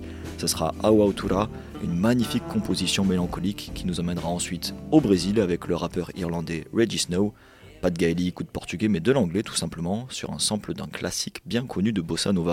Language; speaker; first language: French; native; French